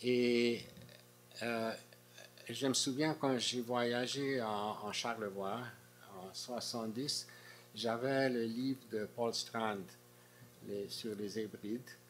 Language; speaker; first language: French; non-native, fluent; Hungarian